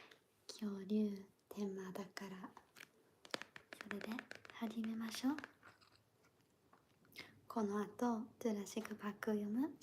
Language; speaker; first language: Japanese; non-native, learner; English